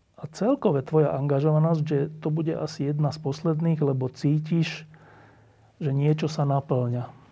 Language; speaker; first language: Slovak; native; Slovak